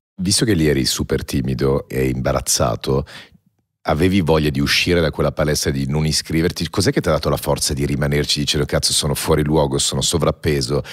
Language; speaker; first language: Italian; early bilingual, heritage; Italian